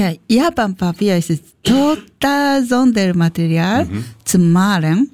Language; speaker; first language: German; non-native, learner; Japanese